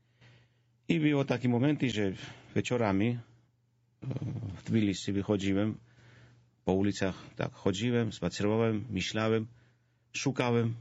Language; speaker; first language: Polish; non-native, fluent; Georgian